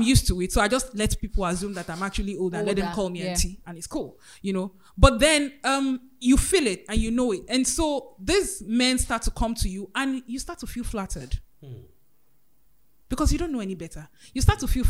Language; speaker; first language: English; non-native, local second language; Yoruba